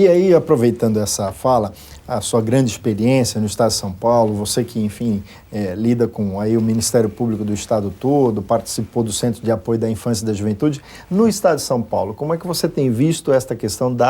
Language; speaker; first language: Portuguese; native; Portuguese